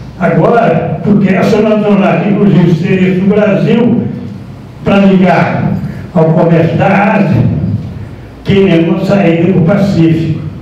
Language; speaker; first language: Portuguese; native; Portuguese